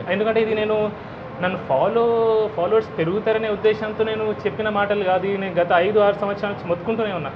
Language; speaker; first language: Telugu; non-native, local second language; Hindi